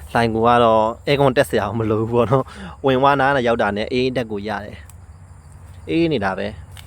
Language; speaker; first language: Burmese; non-native, local second language; Shan